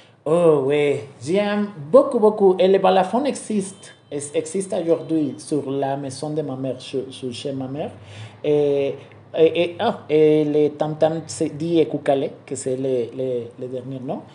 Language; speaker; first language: French; non-native, learner; Spanish